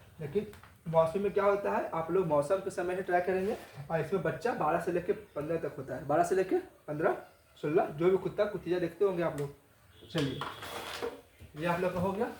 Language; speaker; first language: Hindi; native; Hindi